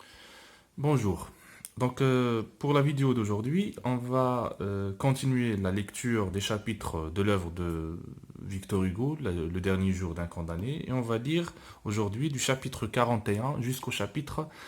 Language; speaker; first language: French; non-native, local second language; Arabic